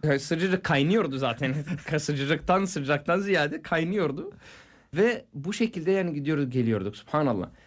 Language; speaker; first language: Turkish; non-native, fluent; Bulgarian